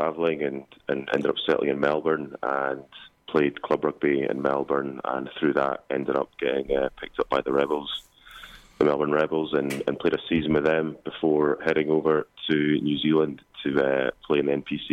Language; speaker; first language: English; native; English